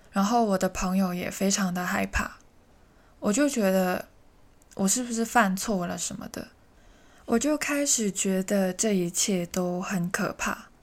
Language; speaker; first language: Chinese; non-native, local second language; Cantonese